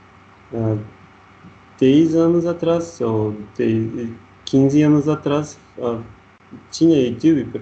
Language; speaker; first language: Portuguese; non-native, learner; Russian